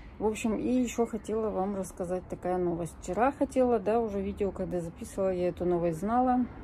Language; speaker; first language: Russian; native; Russian